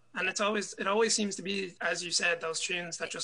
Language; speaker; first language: English; native; English